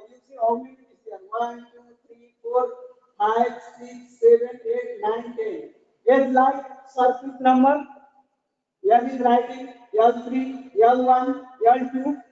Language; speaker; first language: English; non-native, learner; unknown